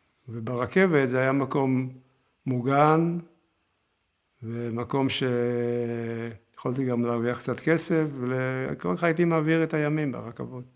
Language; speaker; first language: Hebrew; early bilingual, other home language; Yiddish